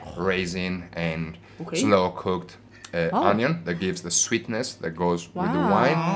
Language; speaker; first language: English; non-native, fluent; Italian